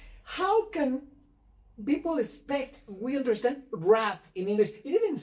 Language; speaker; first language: English; non-native, fluent; Spanish